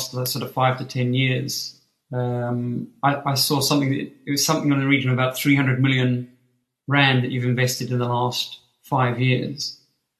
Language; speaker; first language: English; native; English